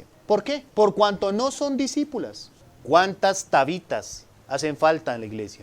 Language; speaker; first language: Spanish; native; Spanish